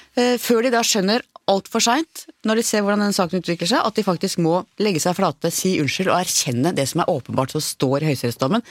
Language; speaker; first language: Norwegian; native; Norwegian